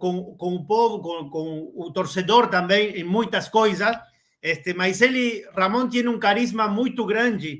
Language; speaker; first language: Portuguese; non-native, learner; Spanish